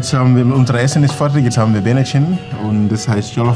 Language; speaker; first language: German; non-native, learner; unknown